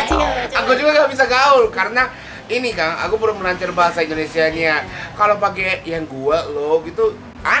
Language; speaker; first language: Indonesian; non-native, fluent; Japanese